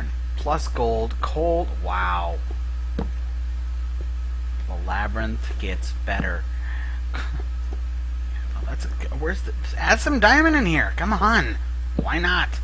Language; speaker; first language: English; native; English